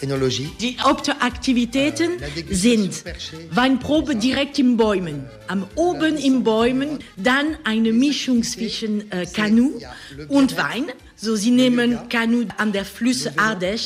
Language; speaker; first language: German; non-native, learner; French